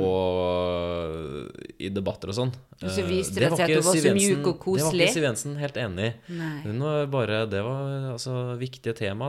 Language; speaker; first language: Norwegian; native; Norwegian